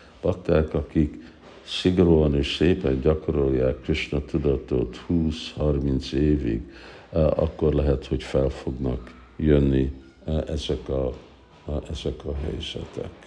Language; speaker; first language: Hungarian; early bilingual, heritage; Hungarian